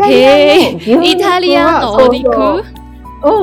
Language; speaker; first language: Japanese; non-native, learner; Chinese